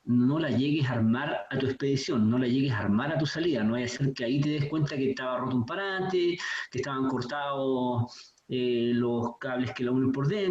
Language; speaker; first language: Spanish; native; Spanish